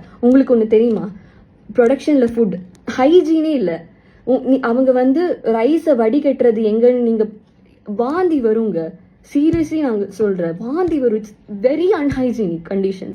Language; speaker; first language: Tamil; non-native, local second language; Malayalam